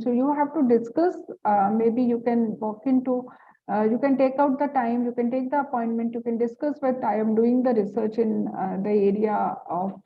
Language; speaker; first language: English; non-native, local second language; Hindi